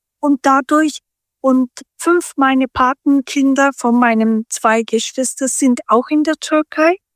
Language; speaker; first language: German; early bilingual, other home language; Turkish